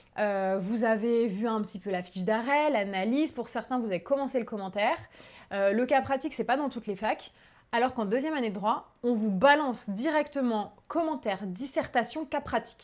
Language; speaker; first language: French; native; French